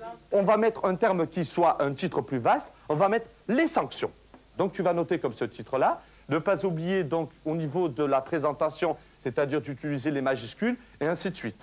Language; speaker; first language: French; native; French